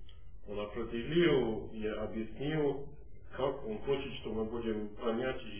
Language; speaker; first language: Russian; non-native, fluent; English